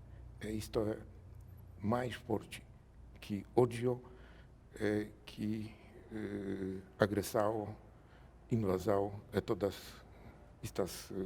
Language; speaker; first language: Portuguese; non-native, learner; Polish